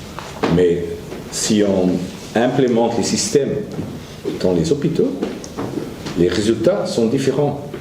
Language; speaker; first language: French; non-native, learner; Dutch